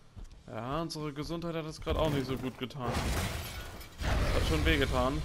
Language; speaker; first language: German; native; German